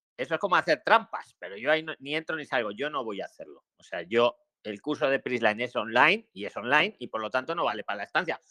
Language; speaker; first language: Spanish; native; Spanish